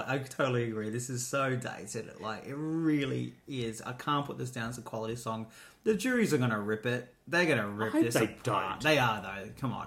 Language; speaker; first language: English; native; English